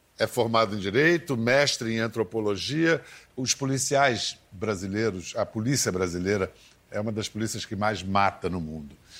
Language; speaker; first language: Portuguese; native; Portuguese